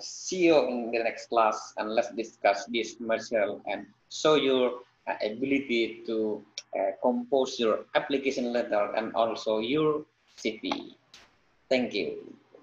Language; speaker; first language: English; non-native, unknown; Indonesian